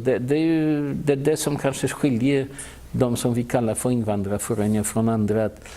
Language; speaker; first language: Swedish; non-native, fluent; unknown